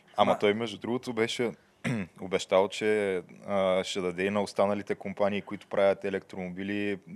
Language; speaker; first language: Bulgarian; native; Bulgarian